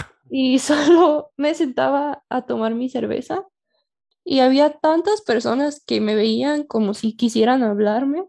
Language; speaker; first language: Spanish; native; Spanish